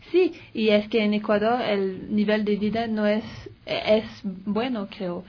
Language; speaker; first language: Spanish; non-native, learner; French